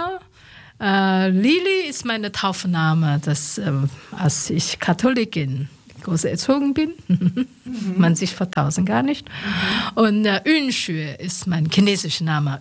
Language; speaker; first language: German; non-native, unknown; Chinese